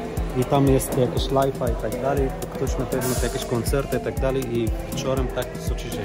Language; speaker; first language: Polish; non-native, learner; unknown